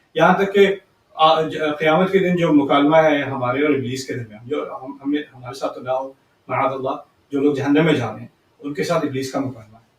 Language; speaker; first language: Urdu; early bilingual, heritage; Urdu